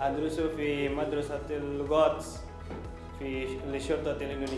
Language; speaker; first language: Arabic; non-native, learner; Indonesian